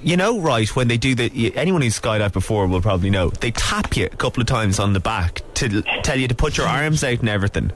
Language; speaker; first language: English; native; English